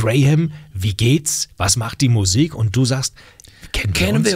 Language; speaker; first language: German; native; German